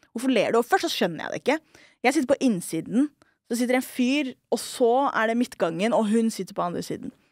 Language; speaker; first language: Norwegian; early bilingual, other home language; Somali